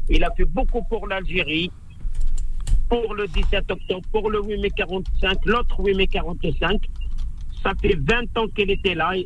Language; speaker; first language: French; non-native, local second language; Arabic